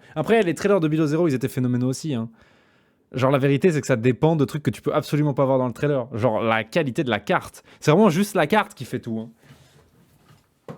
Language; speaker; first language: French; native; French